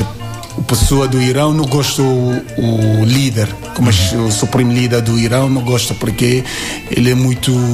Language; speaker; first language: Portuguese; non-native, learner; Yoruba